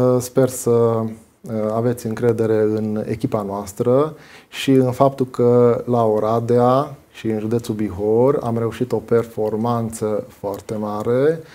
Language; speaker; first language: Romanian; non-native, local second language; Hungarian